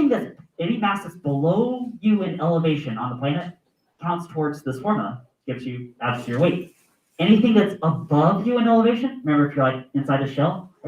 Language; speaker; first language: English; native; English